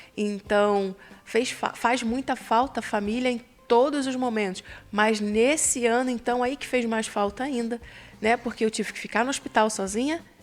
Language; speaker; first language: Portuguese; native; Portuguese